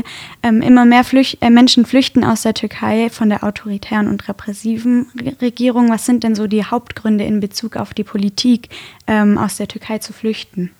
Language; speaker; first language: German; native; German